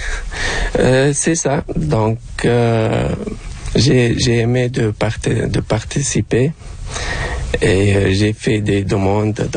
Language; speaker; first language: French; non-native, local second language; Arabic